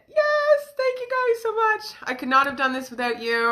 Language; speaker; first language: English; native; English